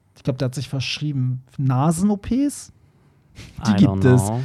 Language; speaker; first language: German; non-native, fluent; Persian